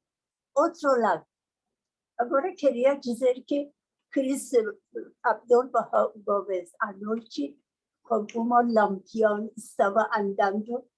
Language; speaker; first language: Portuguese; non-native, learner; Persian